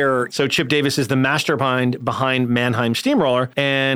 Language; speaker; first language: English; native; English